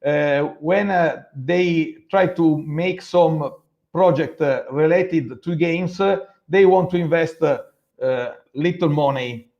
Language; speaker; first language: English; non-native, fluent; Italian